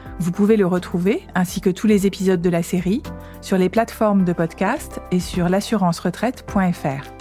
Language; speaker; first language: French; native; French